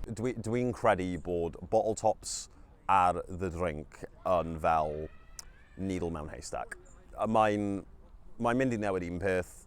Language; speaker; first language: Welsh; non-native, local second language; English